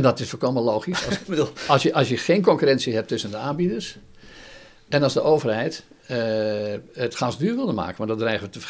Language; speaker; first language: Dutch; native; Dutch